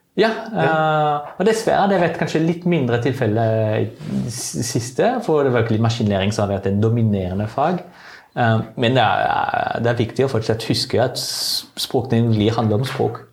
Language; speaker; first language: Norwegian; non-native, fluent; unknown